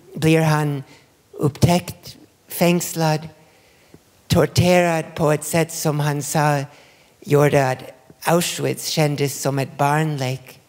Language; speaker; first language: Swedish; non-native, fluent; English